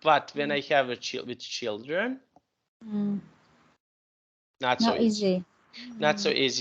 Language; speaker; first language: English; non-native, fluent; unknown